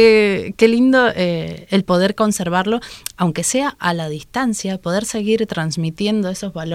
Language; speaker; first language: Spanish; native; Spanish